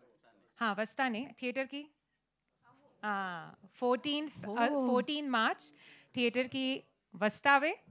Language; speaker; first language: Telugu; non-native, learner; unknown